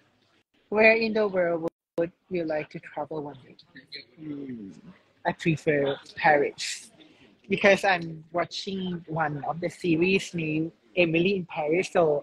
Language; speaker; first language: English; non-native, learner; Thai